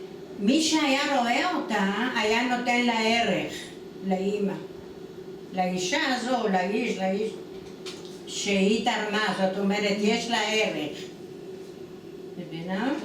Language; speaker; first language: Hebrew; non-native, fluent; Italian